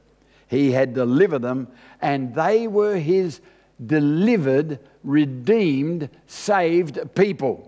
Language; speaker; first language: English; native; English